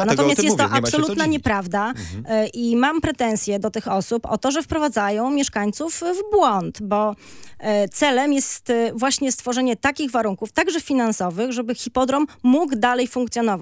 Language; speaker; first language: Polish; native; Polish